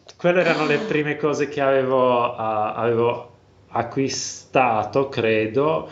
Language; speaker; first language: Italian; non-native, fluent; Slovak